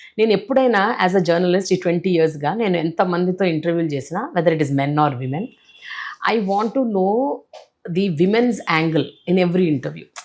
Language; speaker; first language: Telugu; native; Telugu